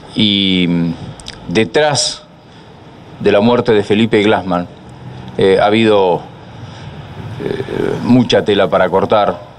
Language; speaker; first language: Spanish; native; Spanish